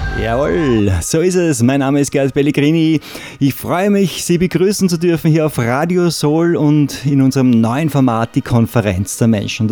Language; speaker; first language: German; native; German